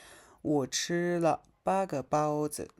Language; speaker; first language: Chinese; non-native, fluent; Mongolian